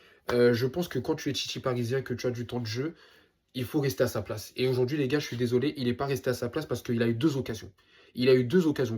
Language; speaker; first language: French; native; French